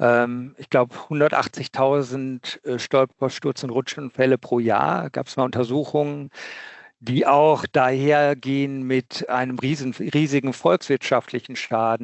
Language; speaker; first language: German; native; German